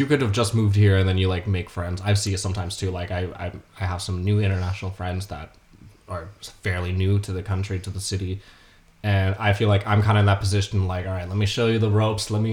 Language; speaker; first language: English; native; English